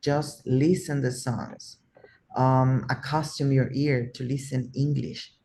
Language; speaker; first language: English; non-native, fluent; Spanish